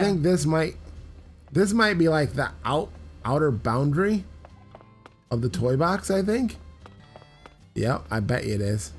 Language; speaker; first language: English; native; English